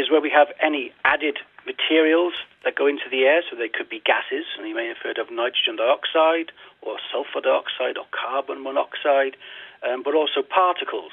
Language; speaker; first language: English; native; English